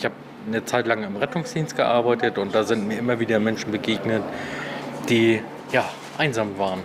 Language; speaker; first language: German; native; German